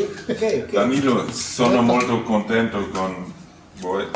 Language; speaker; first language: Italian; non-native, learner; English